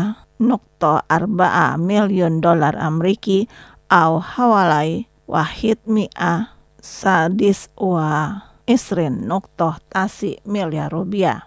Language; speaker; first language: Arabic; non-native, fluent; Indonesian